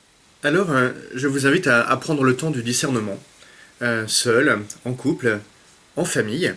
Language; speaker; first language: French; native; French